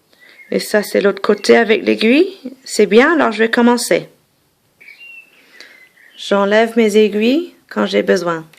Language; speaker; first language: French; non-native, fluent; English